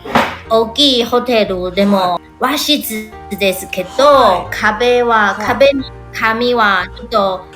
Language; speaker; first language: Japanese; non-native, learner; Chinese